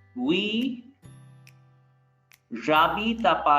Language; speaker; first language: French; non-native, fluent; Bangla